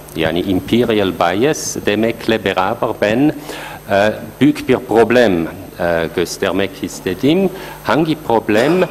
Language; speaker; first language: Turkish; non-native, fluent; German